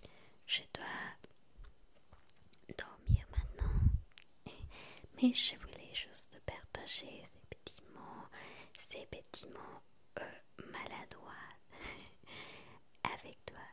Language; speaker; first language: French; non-native, learner; Spanish